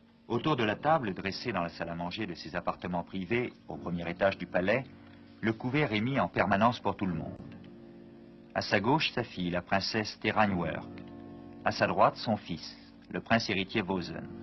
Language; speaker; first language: French; native; French